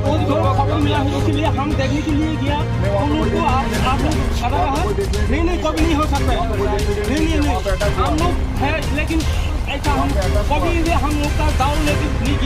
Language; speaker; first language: Hindi; non-native, local second language; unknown